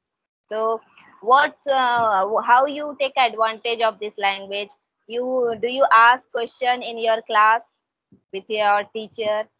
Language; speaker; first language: English; non-native, local second language; Hindi